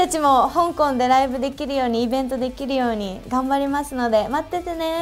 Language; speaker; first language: Japanese; native; Japanese